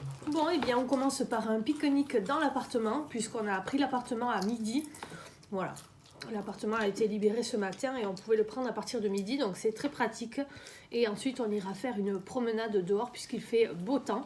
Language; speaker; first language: French; native; French